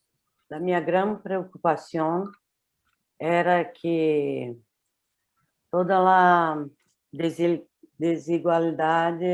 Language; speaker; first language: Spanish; non-native, learner; Portuguese